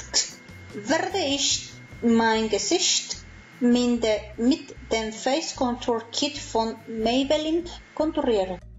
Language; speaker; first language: German; non-native, fluent; Spanish